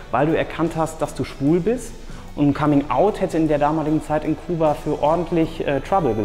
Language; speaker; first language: German; native; German